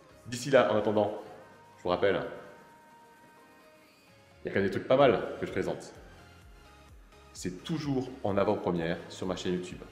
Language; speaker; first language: French; native; French